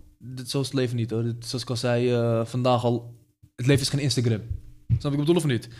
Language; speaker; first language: Dutch; early bilingual, other home language; Arabic